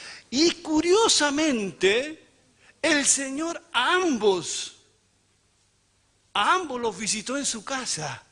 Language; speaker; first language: Spanish; native; Spanish